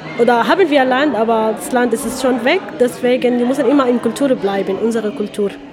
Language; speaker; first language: German; non-native, learner; Arabic